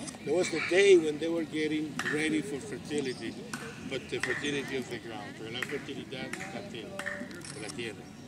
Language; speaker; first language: English; non-native, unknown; Spanish